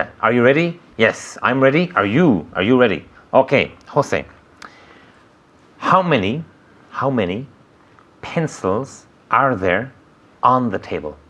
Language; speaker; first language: English; non-native, fluent; Spanish